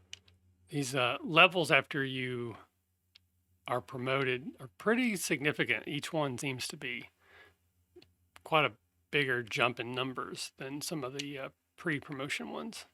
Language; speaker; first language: English; native; English